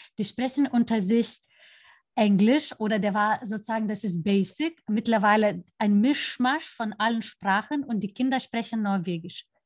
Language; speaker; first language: German; non-native, fluent; Lithuanian